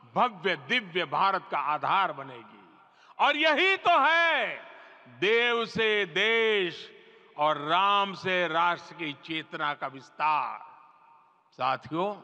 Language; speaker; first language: Hindi; non-native, local second language; Gujarati